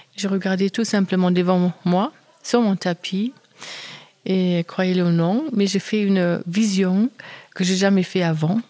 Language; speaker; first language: French; non-native, fluent; German